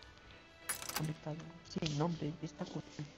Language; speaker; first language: Spanish; native; Spanish